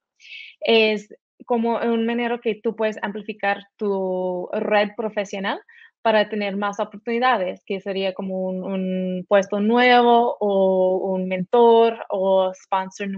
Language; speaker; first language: Spanish; early bilingual, heritage; Spanish